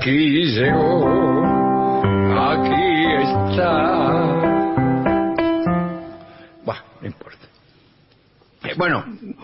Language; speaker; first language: Spanish; native; Spanish